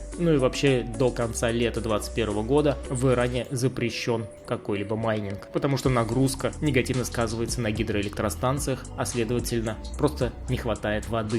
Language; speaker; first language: Russian; native; Russian